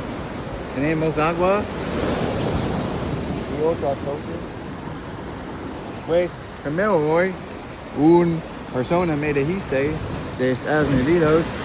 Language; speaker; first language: Spanish; non-native, learner; English